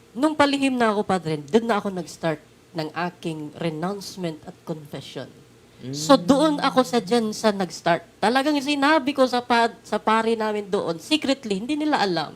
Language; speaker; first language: Filipino; non-native, local second language; Cebuano